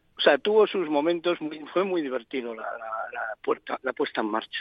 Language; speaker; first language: Spanish; native; Spanish